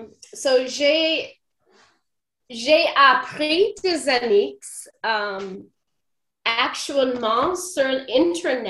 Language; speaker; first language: French; non-native, fluent; English